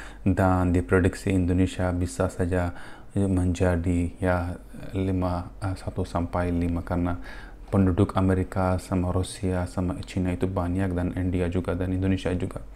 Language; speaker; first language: Indonesian; non-native, fluent; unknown